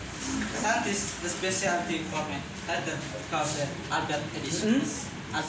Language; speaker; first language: English; non-native, learner; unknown